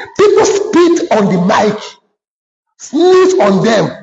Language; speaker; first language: English; non-native, local second language; Yoruba